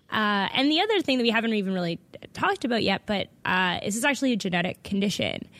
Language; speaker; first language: English; native; English